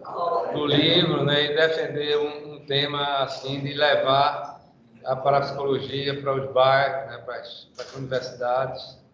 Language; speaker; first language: Portuguese; native; Portuguese